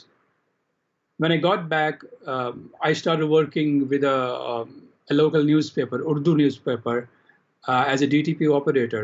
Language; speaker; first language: English; non-native, local second language; Kashmiri